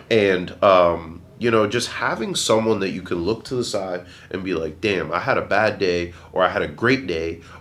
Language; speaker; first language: English; native; English